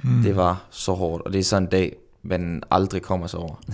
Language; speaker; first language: Danish; native; Danish